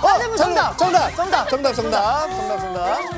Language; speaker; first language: Korean; native; Korean